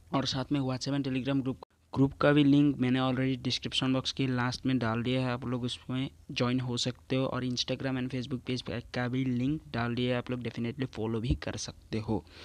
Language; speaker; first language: Hindi; non-native, local second language; Assamese